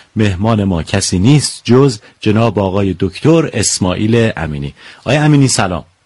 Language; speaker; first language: Persian; native; Persian